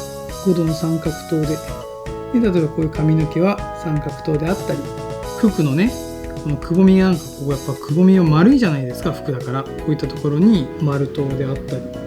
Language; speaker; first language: Japanese; native; Japanese